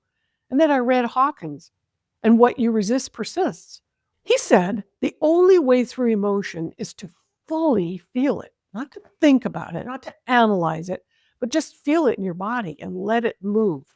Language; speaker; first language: English; native; English